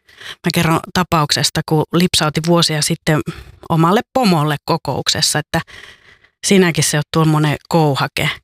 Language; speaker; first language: Finnish; native; Finnish